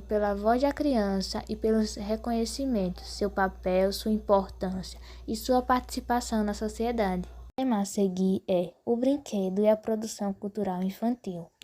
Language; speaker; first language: Portuguese; native; Portuguese